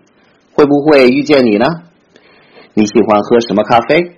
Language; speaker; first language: Chinese; non-native, fluent; English